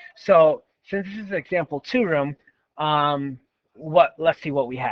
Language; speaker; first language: English; native; English